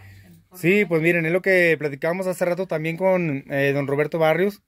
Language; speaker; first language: Spanish; native; Spanish